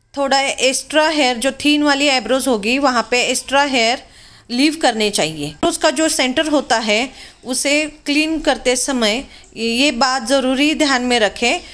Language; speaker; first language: Hindi; non-native, local second language; Marathi